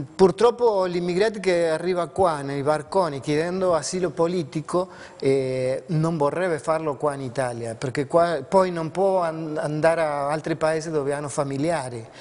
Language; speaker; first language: Italian; non-native, fluent; Spanish